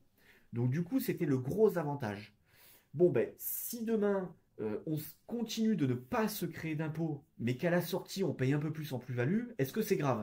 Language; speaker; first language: French; native; French